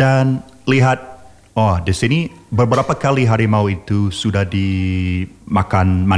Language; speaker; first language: Indonesian; non-native, learner; English